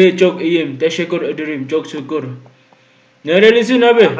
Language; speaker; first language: Turkish; non-native, learner; Indonesian